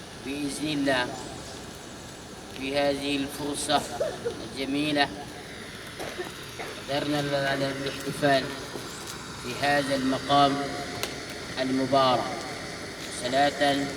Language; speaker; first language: Arabic; non-native, fluent; Indonesian